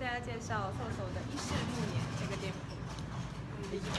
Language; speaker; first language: Chinese; native; Chinese